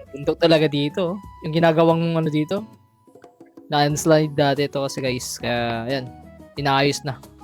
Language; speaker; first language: Filipino; non-native, local second language; Iloko